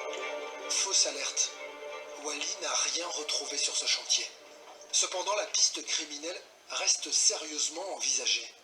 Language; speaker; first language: French; native; French